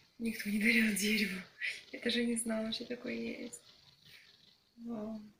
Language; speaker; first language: Russian; native; Russian